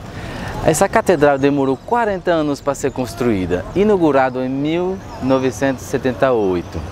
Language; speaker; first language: Portuguese; non-native, fluent; French